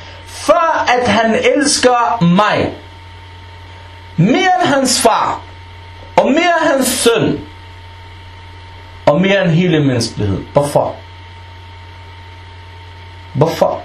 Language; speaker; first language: Danish; non-native, fluent; Arabic